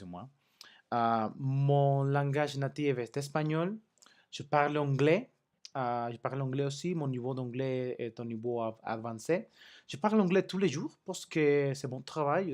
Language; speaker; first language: French; non-native, learner; Spanish